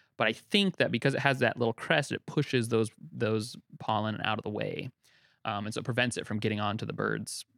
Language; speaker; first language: English; native; English